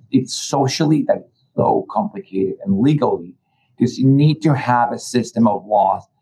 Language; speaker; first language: English; early bilingual, other home language; Spanish